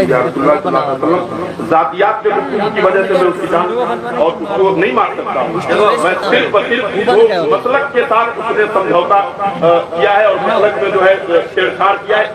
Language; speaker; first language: Urdu; native; Urdu